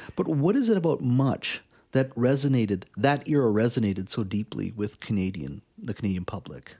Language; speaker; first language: English; native; English